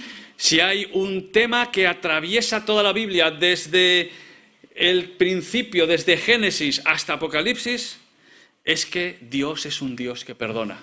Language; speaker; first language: Spanish; native; Spanish